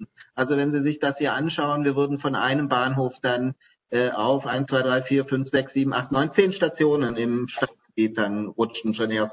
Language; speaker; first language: German; native; German